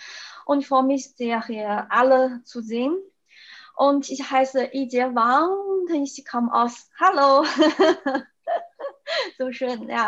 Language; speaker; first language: German; non-native, fluent; Chinese